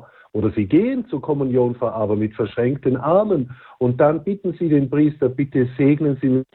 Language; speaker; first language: German; native; German